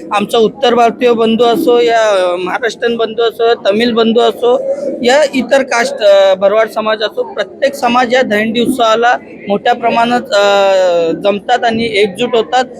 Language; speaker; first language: Marathi; non-native, local second language; Hindi